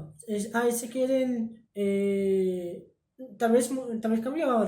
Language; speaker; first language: Spanish; early bilingual, heritage; Spanish